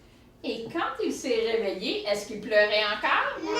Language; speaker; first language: French; native; French